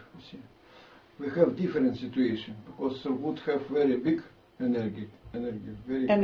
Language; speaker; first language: English; non-native, learner; Russian